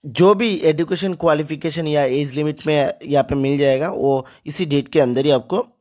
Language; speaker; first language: Hindi; non-native, local second language; Bangla